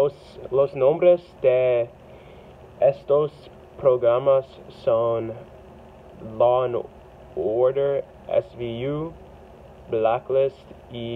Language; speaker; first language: Spanish; non-native, learner; English